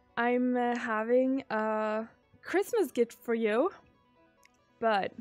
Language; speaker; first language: English; non-native, fluent; Swedish